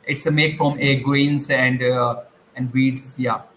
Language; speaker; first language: English; non-native, learner; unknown